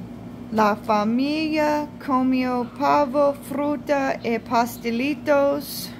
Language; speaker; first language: Spanish; non-native, learner; English